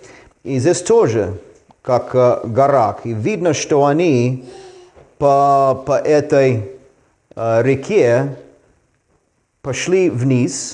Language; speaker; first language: Russian; non-native, fluent; English